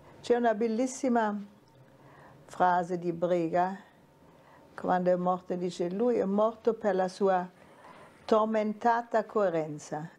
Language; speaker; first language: Italian; non-native, fluent; German